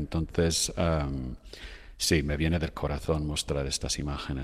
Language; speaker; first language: Spanish; non-native, fluent; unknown